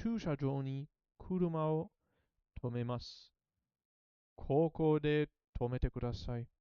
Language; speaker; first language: Japanese; non-native, learner; English